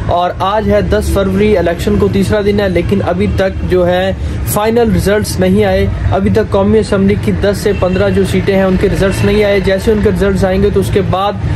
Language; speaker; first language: Urdu; non-native, local second language; Punjabi